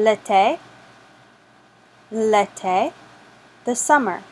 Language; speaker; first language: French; non-native, fluent; English